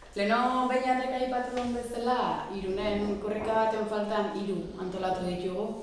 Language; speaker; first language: Basque; native; Basque